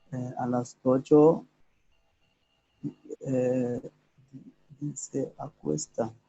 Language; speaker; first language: Spanish; non-native, learner; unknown